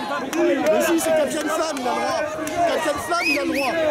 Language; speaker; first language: French; native; French